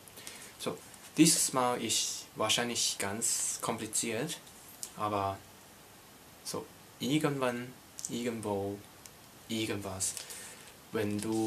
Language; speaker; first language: German; non-native, learner; Cantonese